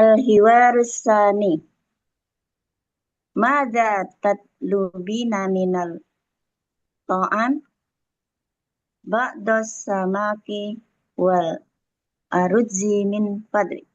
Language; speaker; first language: Arabic; non-native, learner; Indonesian